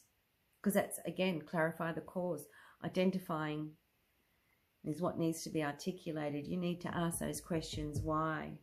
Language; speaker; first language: English; native; English